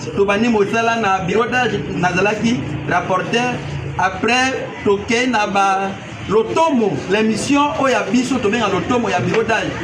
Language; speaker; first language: Lingala; native; Lingala